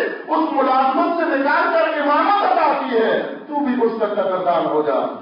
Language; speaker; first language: Urdu; native; Urdu